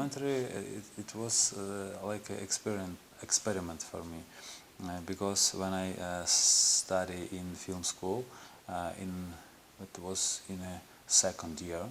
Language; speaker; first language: English; non-native, learner; Ukrainian